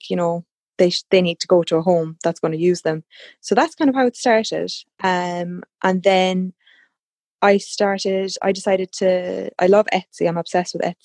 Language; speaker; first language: English; native; English